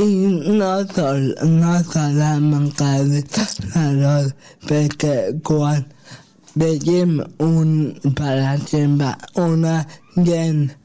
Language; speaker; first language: Catalan; non-native, local second language; Spanish